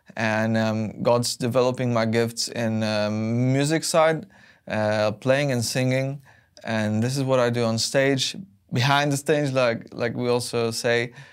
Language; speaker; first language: English; non-native, fluent; Polish